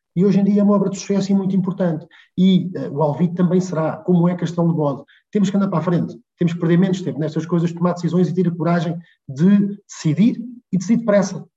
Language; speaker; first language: Portuguese; native; Portuguese